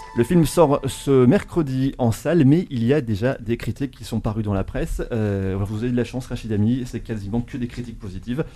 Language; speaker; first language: French; native; French